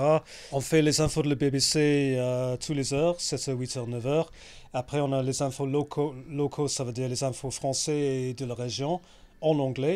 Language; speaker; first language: French; non-native, fluent; English